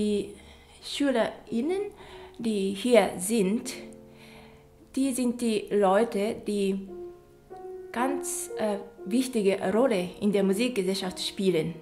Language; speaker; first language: German; non-native, fluent; Japanese